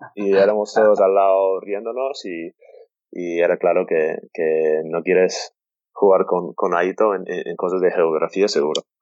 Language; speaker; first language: Spanish; non-native, fluent; English